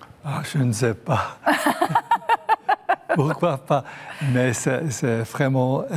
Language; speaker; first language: French; non-native, local second language; German